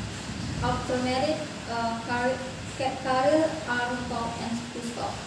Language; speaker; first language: English; non-native, learner; Indonesian